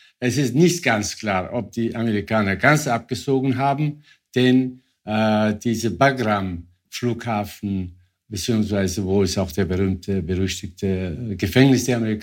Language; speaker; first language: German; non-native, fluent; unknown